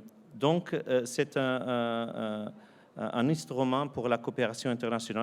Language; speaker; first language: French; non-native, fluent; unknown